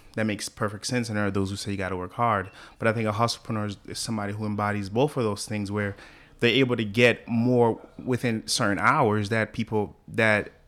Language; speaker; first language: English; early bilingual, other home language; Haitian Creole